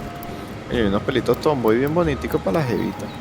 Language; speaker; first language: Spanish; native; Spanish